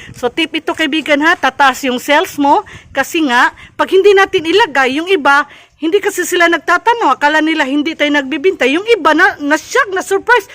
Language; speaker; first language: Filipino; non-native, local second language; Cebuano